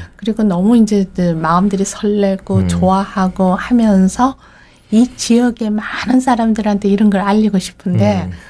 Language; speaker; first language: Korean; native; Korean